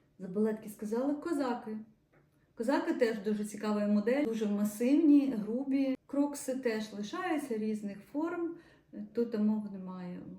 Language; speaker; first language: Ukrainian; non-native, local second language; Russian